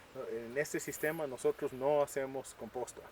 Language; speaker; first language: Spanish; native; Spanish